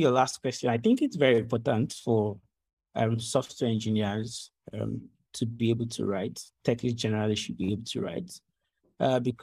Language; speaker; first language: English; non-native, local second language; Ibibio